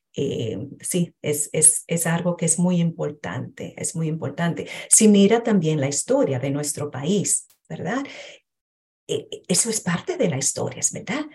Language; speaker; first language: Spanish; early bilingual, heritage; Spanish